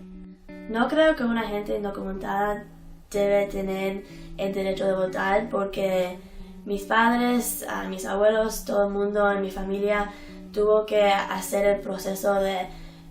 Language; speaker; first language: Spanish; early bilingual, heritage; Spanish